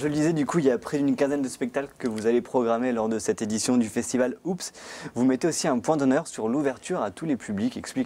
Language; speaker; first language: French; native; French